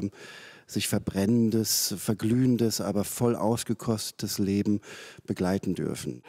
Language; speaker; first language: German; native; German